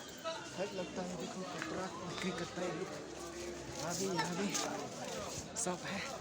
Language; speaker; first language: Hindi; non-native, local second language; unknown